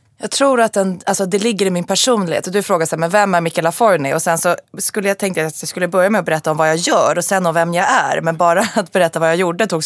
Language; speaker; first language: Swedish; native; Swedish